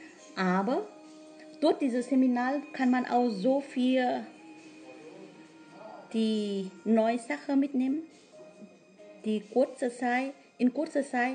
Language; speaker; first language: German; non-native, learner; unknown